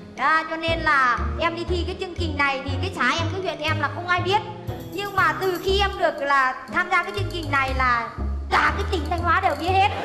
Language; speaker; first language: Vietnamese; non-native, local second language; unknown